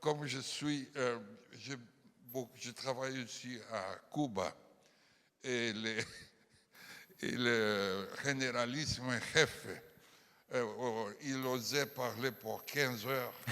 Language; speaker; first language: French; non-native, fluent; Portuguese